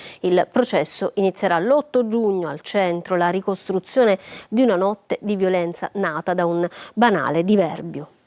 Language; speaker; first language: Italian; native; Italian